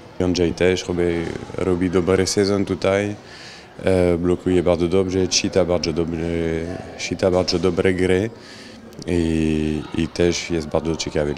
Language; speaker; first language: Polish; non-native, learner; French